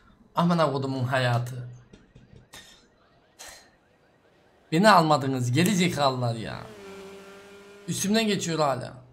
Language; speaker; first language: Turkish; native; Turkish